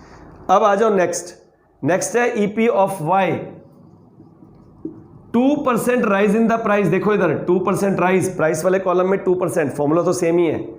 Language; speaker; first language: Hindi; native; Hindi